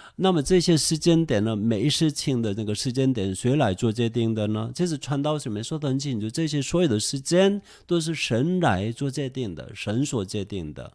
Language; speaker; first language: Chinese; non-native, fluent; Korean